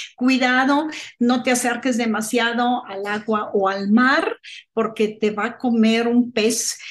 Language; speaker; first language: Spanish; non-native, fluent; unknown